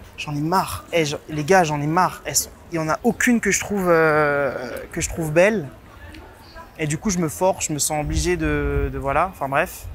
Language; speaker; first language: French; native; French